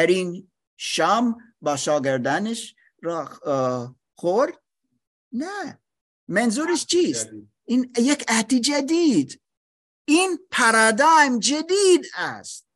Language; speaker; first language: Persian; non-native, learner; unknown